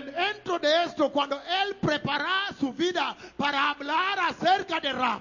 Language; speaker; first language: Spanish; non-native, learner; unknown